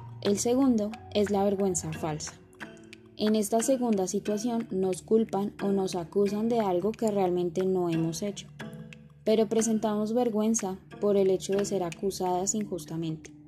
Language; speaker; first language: Spanish; native; Spanish